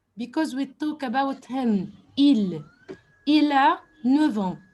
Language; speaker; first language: French; non-native, fluent; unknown